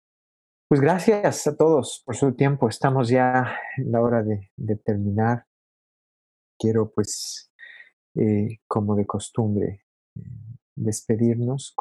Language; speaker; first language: Spanish; native; Spanish